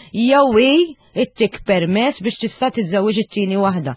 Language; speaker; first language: Maltese; non-native, fluent; Arabic